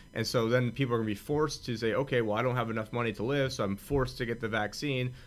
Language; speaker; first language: English; native; English